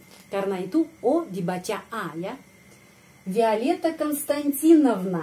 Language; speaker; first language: Indonesian; non-native, fluent; Russian